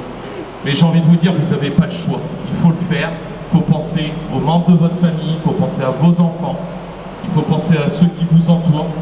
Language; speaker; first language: French; native; French